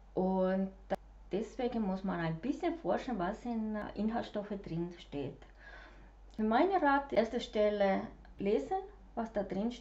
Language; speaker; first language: German; non-native, fluent; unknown